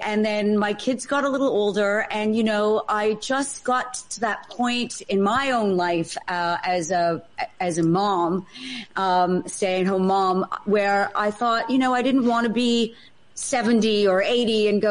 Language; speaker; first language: English; native; English